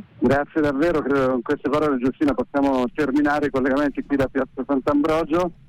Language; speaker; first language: Italian; native; Italian